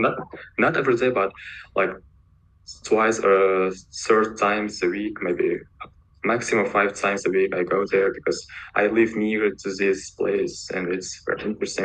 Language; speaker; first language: English; non-native, learner; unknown